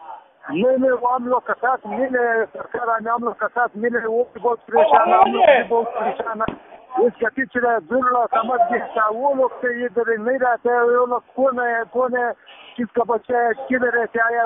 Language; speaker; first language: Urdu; non-native, fluent; Pashto